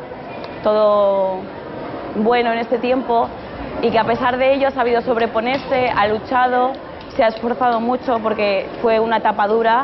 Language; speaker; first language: Spanish; non-native, local second language; Catalan